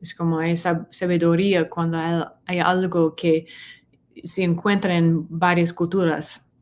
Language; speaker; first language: Spanish; non-native, learner; English